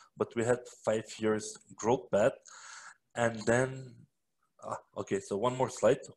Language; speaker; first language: English; non-native, fluent; Macedonian